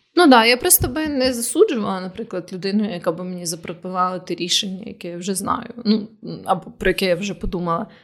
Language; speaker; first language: Ukrainian; native; Ukrainian